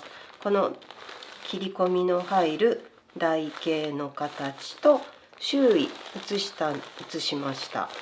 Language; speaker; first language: Japanese; native; Japanese